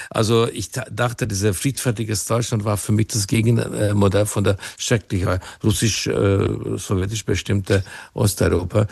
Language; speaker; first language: German; non-native, fluent; Hungarian